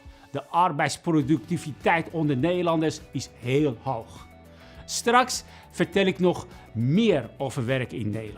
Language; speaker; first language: Dutch; non-native, fluent; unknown